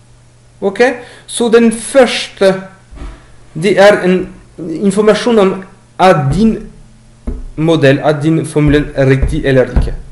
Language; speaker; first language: Norwegian; non-native, learner; French